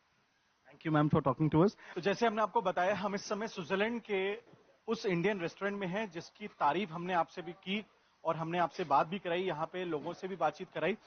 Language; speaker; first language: Hindi; native; Hindi